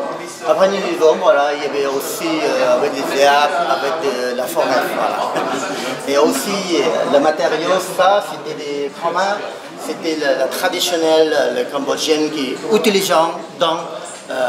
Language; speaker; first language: French; non-native, learner; Khmer